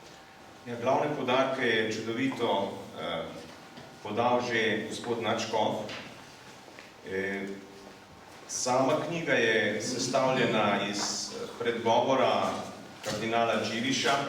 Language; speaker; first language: Slovenian; native; Slovenian